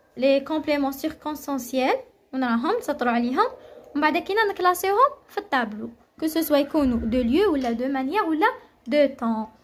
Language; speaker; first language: French; non-native, local second language; Arabic